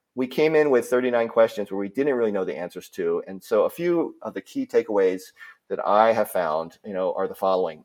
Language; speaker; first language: English; native; English